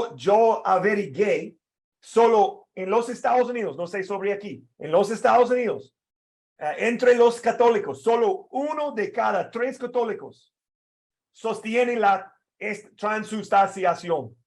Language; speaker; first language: Spanish; non-native, fluent; English